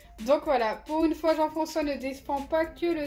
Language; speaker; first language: French; native; French